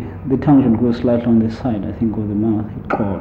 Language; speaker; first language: English; non-native, local second language; Zulu